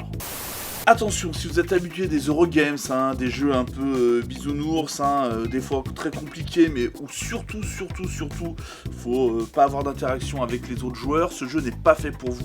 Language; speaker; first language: French; native; French